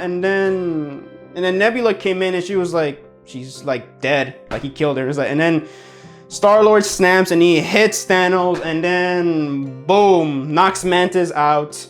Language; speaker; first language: English; native; English